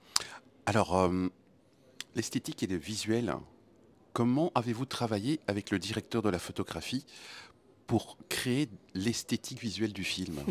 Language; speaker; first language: French; native; French